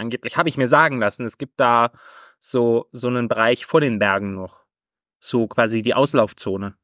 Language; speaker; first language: German; native; German